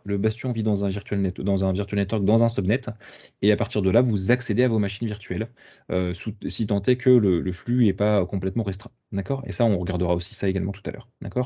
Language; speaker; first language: French; native; French